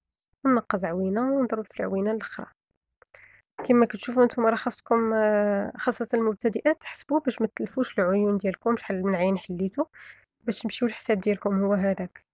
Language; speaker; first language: Arabic; native; Arabic